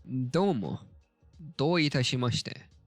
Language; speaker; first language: Japanese; non-native, learner; Turkish